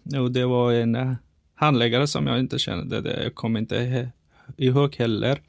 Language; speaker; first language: Swedish; non-native, fluent; Persian